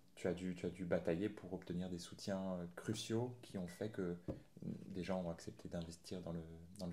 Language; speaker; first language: French; native; French